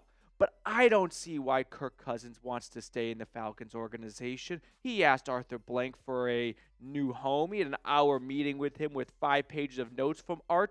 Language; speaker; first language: English; native; English